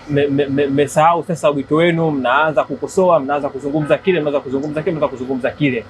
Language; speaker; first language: Swahili; native; Swahili